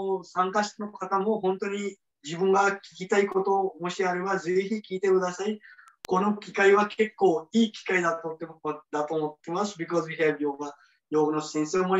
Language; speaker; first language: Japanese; non-native, learner; Hindi